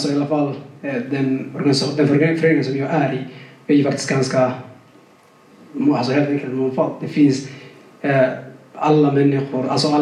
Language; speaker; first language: Swedish; non-native, fluent; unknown